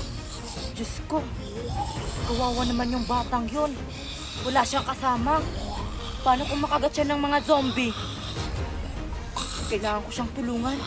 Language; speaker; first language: Filipino; native; Filipino